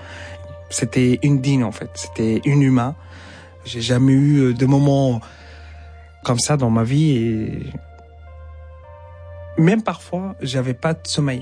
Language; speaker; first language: French; non-native, fluent; Arabic